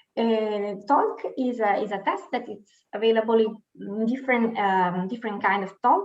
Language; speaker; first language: English; non-native, fluent; Italian